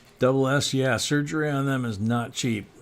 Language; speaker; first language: English; native; English